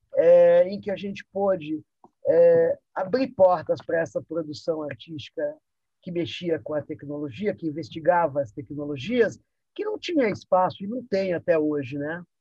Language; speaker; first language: Portuguese; early bilingual, other home language; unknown